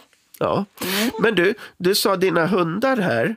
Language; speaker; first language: Swedish; native; Swedish